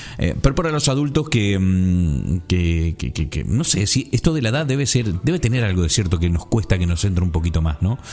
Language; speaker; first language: Spanish; native; Spanish